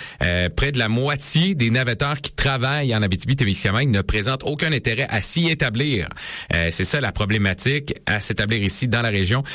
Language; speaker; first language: French; native; French